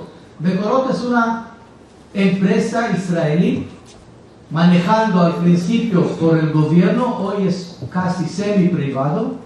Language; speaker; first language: Spanish; non-native, fluent; Hebrew